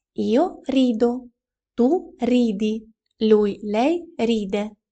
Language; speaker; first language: Italian; non-native, fluent; Ukrainian